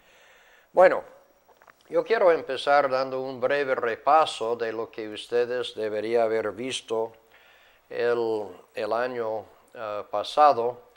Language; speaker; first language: Spanish; non-native, fluent; English